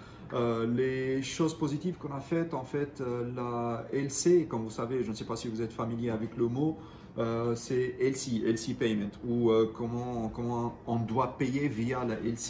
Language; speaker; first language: French; non-native, local second language; Arabic